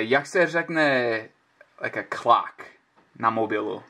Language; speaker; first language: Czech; non-native, learner; English